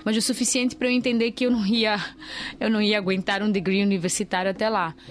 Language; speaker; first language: Portuguese; native; Portuguese